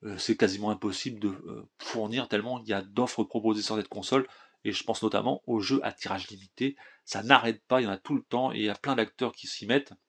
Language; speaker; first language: French; native; French